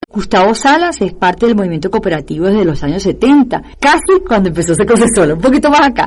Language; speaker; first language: Spanish; native; Spanish